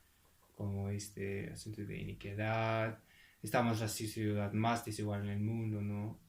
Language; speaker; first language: Spanish; non-native, fluent; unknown